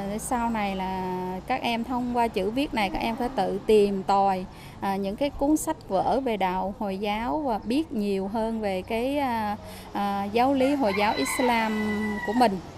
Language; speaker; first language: Vietnamese; non-native, local second language; Western Cham